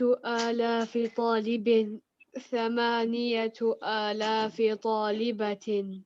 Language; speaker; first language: Arabic; non-native, learner; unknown